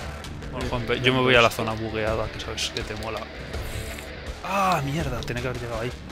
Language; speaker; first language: Spanish; native; Spanish